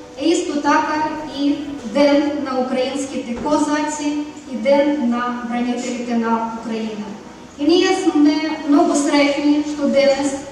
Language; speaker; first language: Macedonian; non-native, fluent; Ukrainian